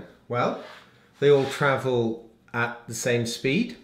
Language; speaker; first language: English; native; English